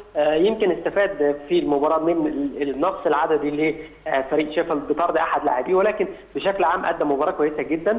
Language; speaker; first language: Arabic; native; Arabic